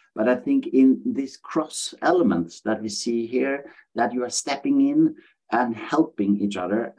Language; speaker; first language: English; non-native, fluent; Norwegian